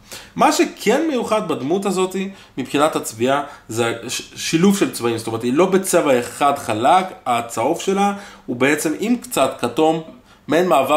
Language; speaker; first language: Hebrew; native; Hebrew